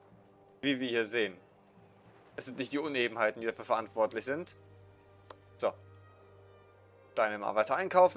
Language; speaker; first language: German; native; German